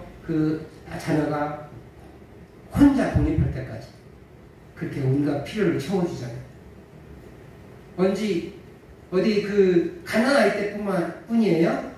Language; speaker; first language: Korean; native; Korean